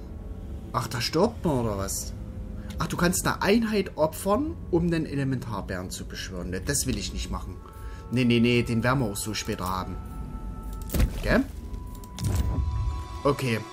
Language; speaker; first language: German; native; German